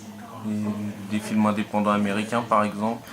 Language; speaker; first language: French; native; French